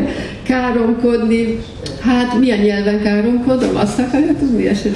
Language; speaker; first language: Hungarian; early bilingual, heritage; Hungarian